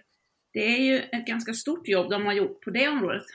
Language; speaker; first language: Swedish; native; Swedish